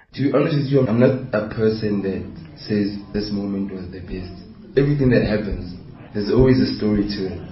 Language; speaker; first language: English; non-native, local second language; Southern Sotho